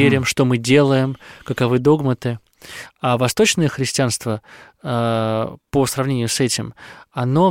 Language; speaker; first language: Russian; native; Russian